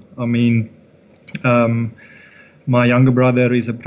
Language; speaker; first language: English; non-native, local second language; Afrikaans